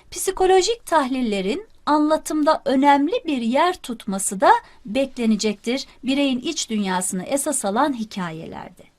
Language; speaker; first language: Turkish; native; Turkish